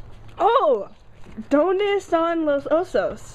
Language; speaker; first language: Spanish; non-native, learner; English